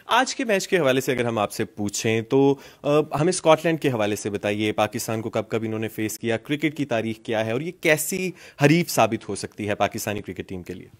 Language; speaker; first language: Urdu; native; Urdu